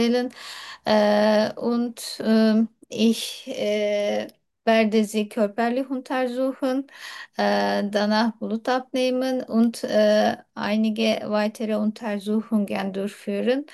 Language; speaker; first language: German; non-native, learner; Turkish